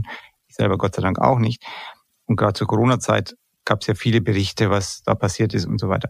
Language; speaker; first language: German; native; German